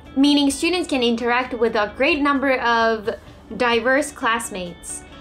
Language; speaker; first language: English; non-native, fluent; Japanese